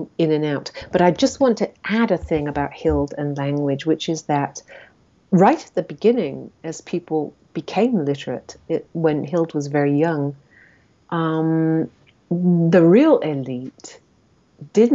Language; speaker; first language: English; native; English